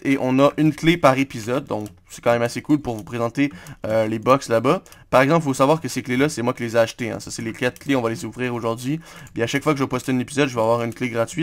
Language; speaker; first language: French; native; French